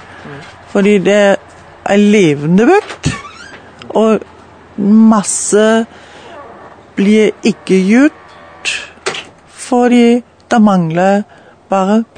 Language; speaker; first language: Norwegian; non-native, learner; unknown